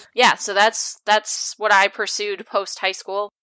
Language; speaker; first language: English; native; English